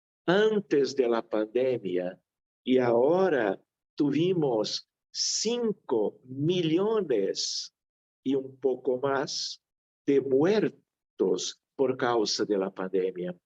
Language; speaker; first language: Spanish; non-native, fluent; Portuguese